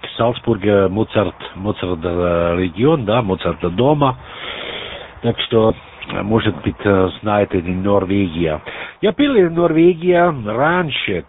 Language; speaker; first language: Russian; non-native, learner; German